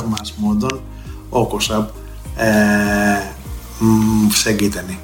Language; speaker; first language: Hungarian; non-native, fluent; Greek